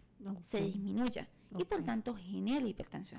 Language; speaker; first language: Spanish; native; Spanish